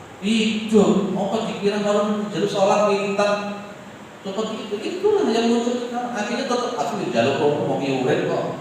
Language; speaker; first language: Indonesian; non-native, local second language; Javanese